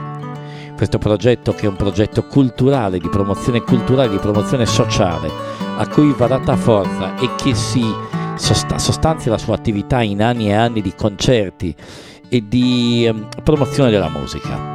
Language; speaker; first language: Italian; native; Italian